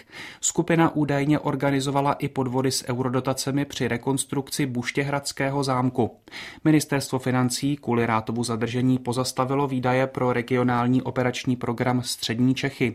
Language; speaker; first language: Czech; native; Czech